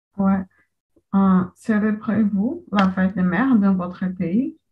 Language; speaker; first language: French; non-native, learner; Portuguese